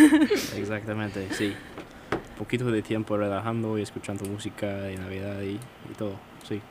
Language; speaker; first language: Spanish; non-native, learner; English